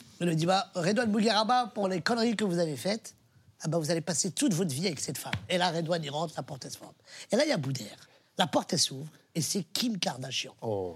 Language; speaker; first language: French; early bilingual, other home language; Arabic